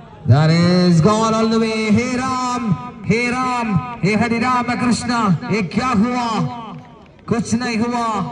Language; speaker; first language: English; non-native, local second language; Malayalam